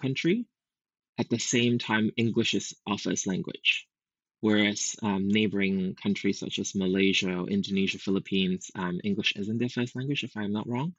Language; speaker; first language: English; native; English